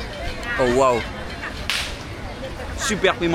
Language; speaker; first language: English; non-native, learner; French